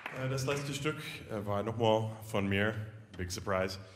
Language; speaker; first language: German; non-native, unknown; English